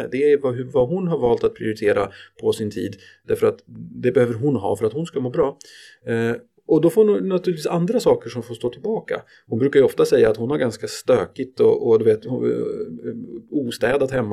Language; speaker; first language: Swedish; native; Swedish